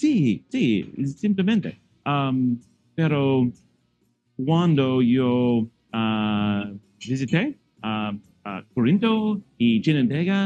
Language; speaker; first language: Spanish; non-native, learner; English